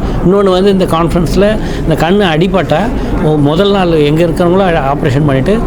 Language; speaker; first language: Tamil; native; Tamil